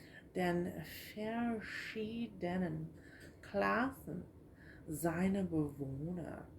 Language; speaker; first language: German; non-native, learner; English